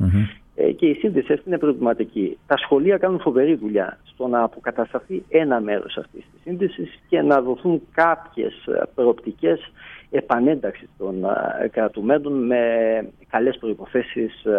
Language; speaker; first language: Greek; native; Greek